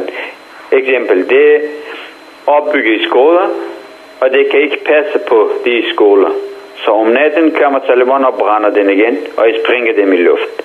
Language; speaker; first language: Danish; non-native, fluent; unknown